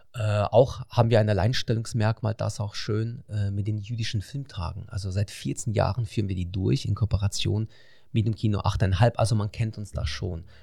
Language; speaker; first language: German; non-native, fluent; Russian